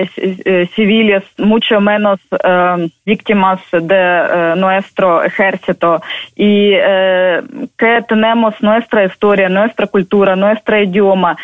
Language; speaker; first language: Spanish; non-native, fluent; Ukrainian